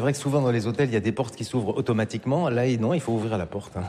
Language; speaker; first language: French; native; French